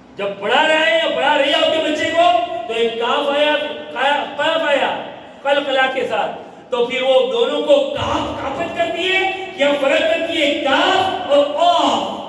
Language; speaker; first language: Urdu; non-native, local second language; Gujarati